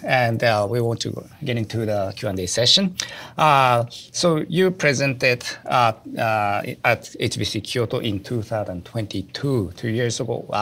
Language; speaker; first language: English; non-native, fluent; Japanese